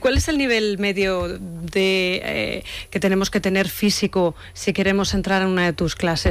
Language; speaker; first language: Spanish; native; Spanish